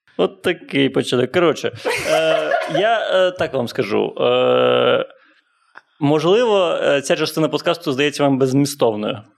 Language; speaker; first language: Ukrainian; non-native, local second language; Russian